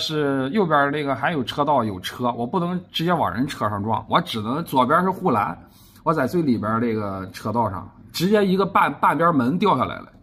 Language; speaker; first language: Chinese; native; Chinese